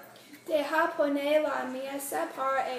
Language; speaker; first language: Spanish; non-native, learner; English